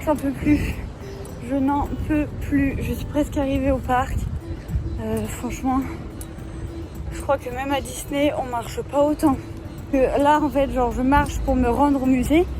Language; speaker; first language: French; native; French